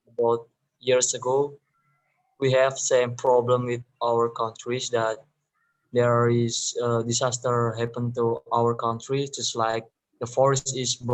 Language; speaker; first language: English; non-native, learner; Indonesian